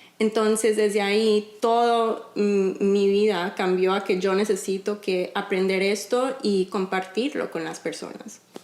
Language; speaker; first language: Spanish; early bilingual, heritage; Spanish